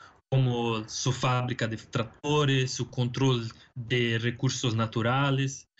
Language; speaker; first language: Spanish; non-native, fluent; Portuguese